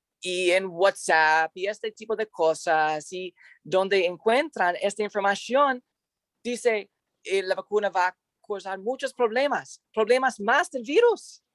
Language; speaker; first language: Spanish; non-native, learner; English